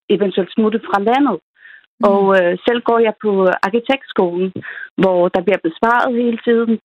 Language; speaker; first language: Danish; non-native, local second language; Faroese